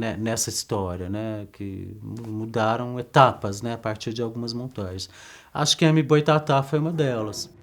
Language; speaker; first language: Portuguese; native; Portuguese